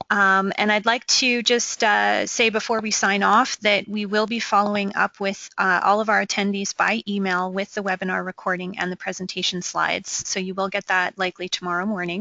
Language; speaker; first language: English; native; English